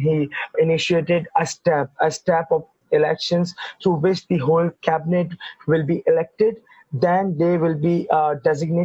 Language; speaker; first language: English; non-native, local second language; Urdu